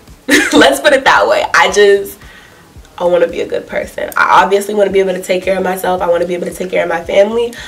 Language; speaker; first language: English; native; English